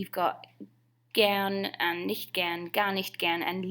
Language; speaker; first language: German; non-native, fluent; English